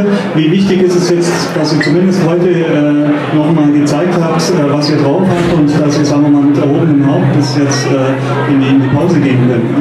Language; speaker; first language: German; native; German